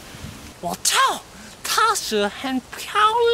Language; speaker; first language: Chinese; non-native, learner; English